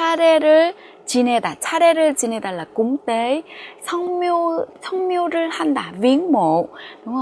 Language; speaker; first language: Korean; non-native, fluent; Vietnamese